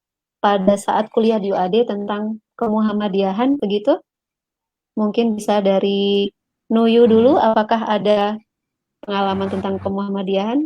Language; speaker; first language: Indonesian; native; Indonesian